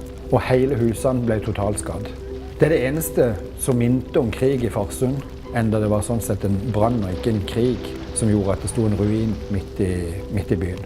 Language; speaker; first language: Norwegian; native; Norwegian